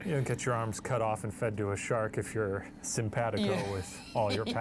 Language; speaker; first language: English; native; English